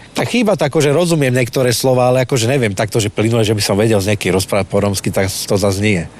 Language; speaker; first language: Slovak; native; Slovak